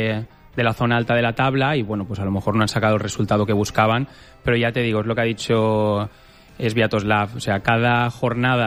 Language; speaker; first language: Spanish; native; Spanish